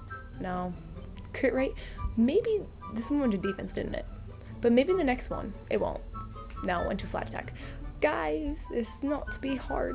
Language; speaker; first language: English; native; English